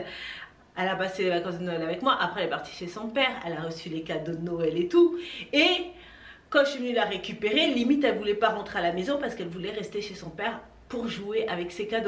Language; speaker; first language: French; native; French